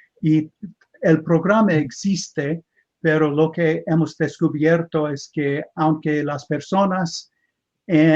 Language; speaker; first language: Spanish; non-native, fluent; English